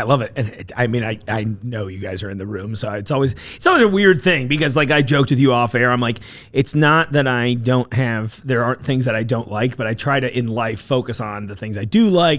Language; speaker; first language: English; native; English